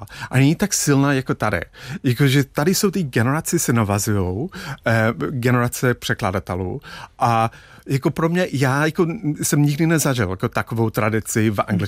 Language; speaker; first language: Czech; non-native, fluent; English